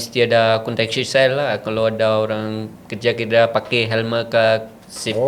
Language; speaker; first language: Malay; non-native, learner; Punjabi